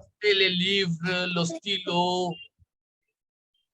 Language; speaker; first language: French; non-native, fluent; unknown